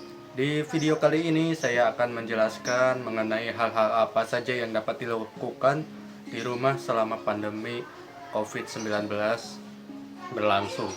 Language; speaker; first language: Indonesian; native; Indonesian